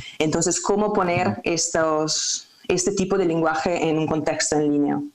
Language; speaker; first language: Spanish; non-native, fluent; Italian